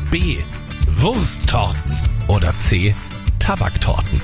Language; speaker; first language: German; native; German